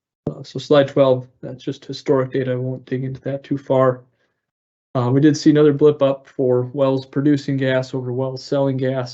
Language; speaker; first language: English; native; English